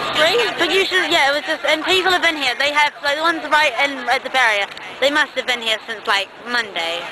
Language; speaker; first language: English; native; English